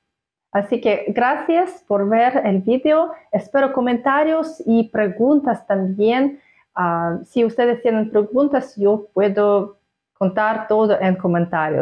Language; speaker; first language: Spanish; non-native, fluent; Russian